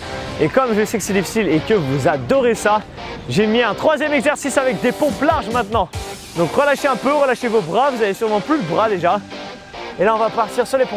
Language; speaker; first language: French; native; French